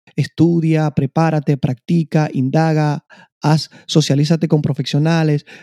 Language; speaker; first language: Spanish; native; Spanish